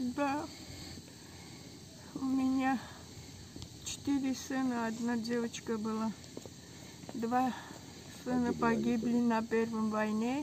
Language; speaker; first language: Russian; non-native, local second language; Armenian